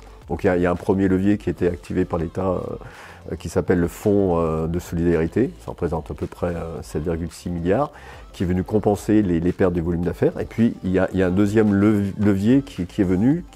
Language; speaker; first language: French; native; French